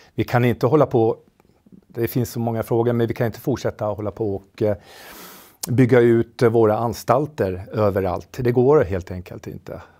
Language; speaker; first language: Swedish; native; Swedish